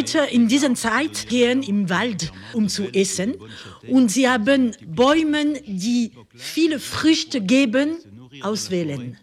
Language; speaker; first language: German; non-native, learner; French